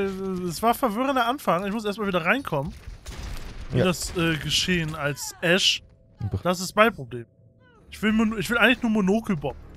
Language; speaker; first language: German; native; German